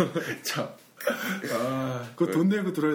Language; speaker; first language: Korean; native; Korean